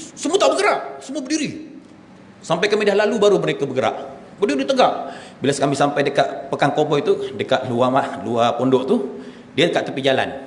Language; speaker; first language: Malay; native; Malay